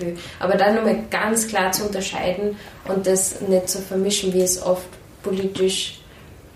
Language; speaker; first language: German; native; German